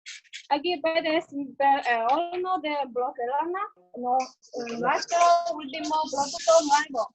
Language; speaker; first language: Spanish; non-native, learner; Chinese